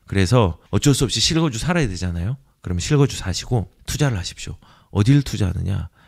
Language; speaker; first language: Korean; native; Korean